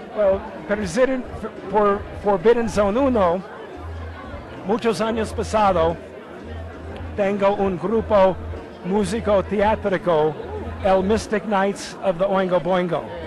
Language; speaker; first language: Spanish; non-native, learner; English